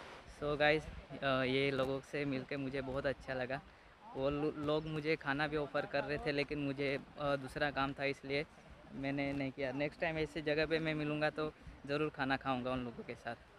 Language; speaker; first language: Hindi; non-native, local second language; Gujarati